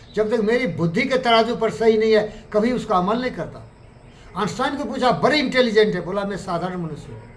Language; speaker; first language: Hindi; native; Hindi